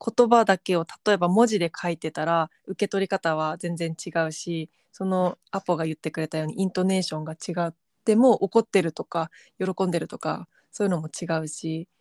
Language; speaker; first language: Japanese; native; Japanese